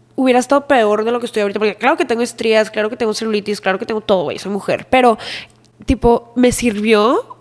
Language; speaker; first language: Spanish; native; Spanish